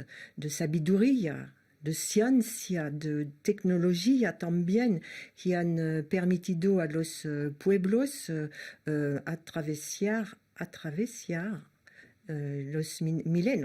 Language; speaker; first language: Spanish; non-native, learner; French